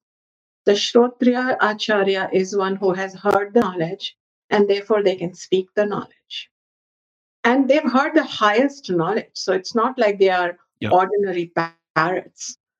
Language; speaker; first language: English; non-native, local second language; Hindi